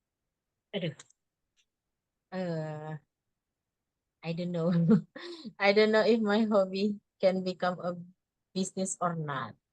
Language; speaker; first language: English; non-native, learner; Indonesian